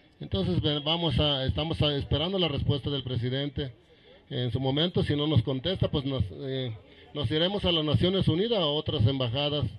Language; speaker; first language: Spanish; non-native, local second language; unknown